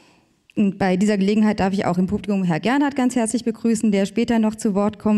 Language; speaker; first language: German; native; German